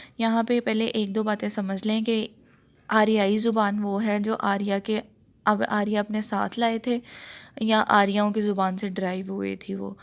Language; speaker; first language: Urdu; non-native, local second language; Punjabi